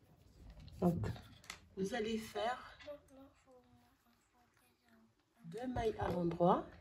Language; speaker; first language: French; non-native, local second language; Arabic